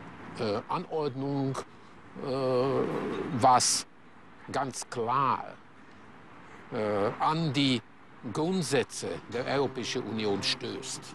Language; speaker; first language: German; non-native, fluent; Hungarian